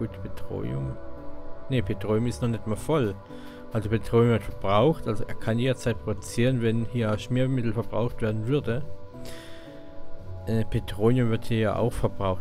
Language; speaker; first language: German; native; German